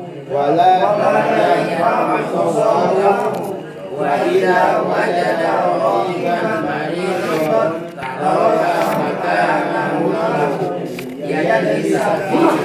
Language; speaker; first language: Arabic; non-native, learner; Indonesian